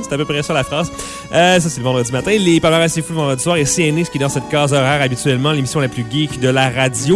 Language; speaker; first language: French; native; French